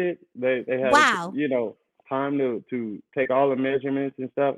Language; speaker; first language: English; native; English